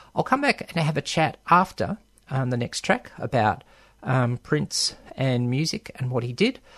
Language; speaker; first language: English; native; English